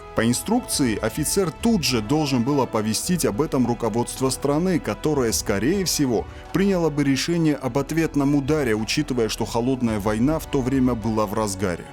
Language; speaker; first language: Russian; native; Russian